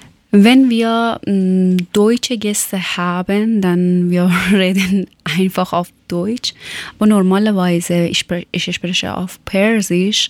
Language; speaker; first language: German; non-native, fluent; Persian